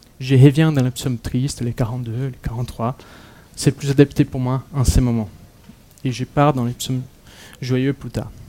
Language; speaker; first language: French; non-native, fluent; Portuguese